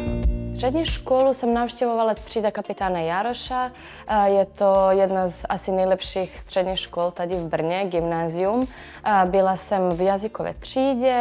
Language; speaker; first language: Czech; non-native, fluent; Serbian